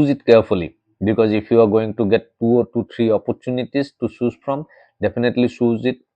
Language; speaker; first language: English; non-native, local second language; Assamese